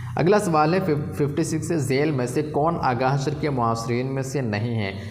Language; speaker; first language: Hindi; non-native, local second language; Urdu